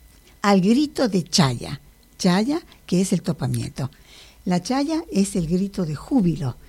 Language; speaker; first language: Spanish; native; Spanish